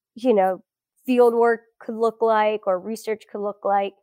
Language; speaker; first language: English; early bilingual, other home language; Portuguese